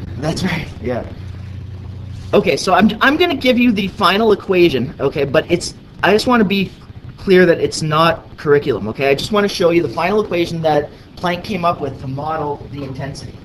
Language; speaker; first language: English; native; English